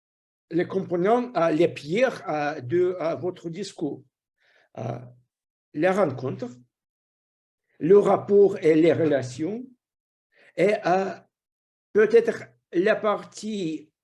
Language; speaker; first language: French; non-native, fluent; Russian